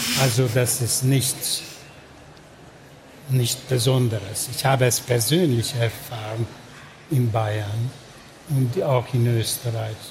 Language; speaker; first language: German; non-native, fluent; Hungarian